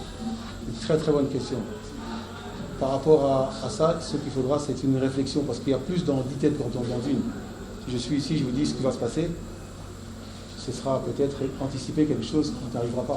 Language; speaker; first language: French; native; French